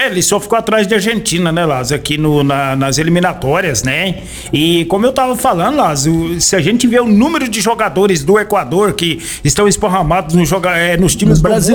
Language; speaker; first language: Portuguese; native; Portuguese